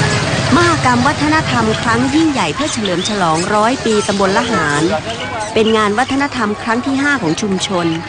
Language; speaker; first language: Thai; native; Thai